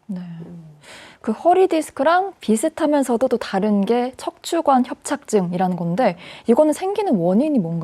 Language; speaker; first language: Korean; native; Korean